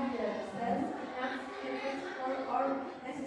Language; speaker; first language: English; non-native, learner; Indonesian